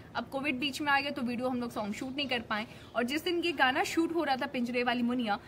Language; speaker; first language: Hindi; native; Hindi